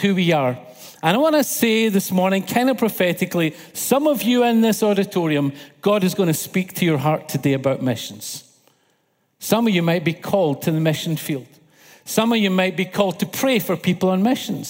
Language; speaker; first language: English; native; English